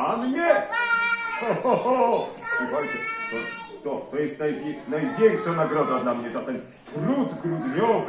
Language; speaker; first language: Polish; native; Polish